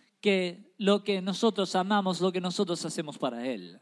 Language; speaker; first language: Spanish; native; Spanish